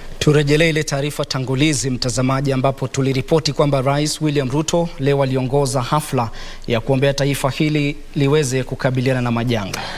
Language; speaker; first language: Swahili; non-native, local second language; Kalenjin